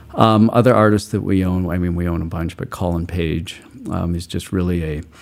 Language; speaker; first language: English; native; English